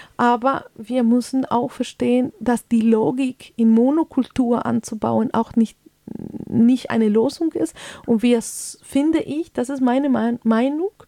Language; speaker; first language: German; non-native, fluent; Spanish